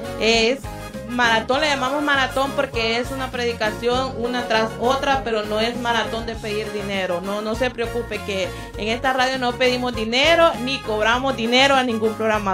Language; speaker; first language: Spanish; native; Spanish